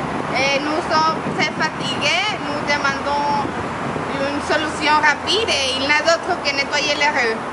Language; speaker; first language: French; non-native, learner; Spanish